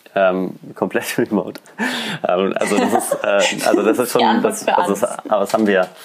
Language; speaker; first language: German; native; German